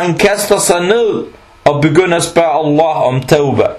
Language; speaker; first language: Danish; early bilingual, other home language; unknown